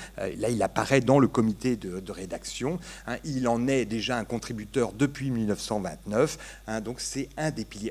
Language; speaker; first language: French; native; French